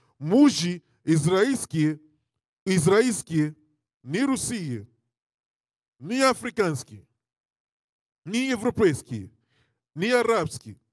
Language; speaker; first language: Russian; non-native, learner; English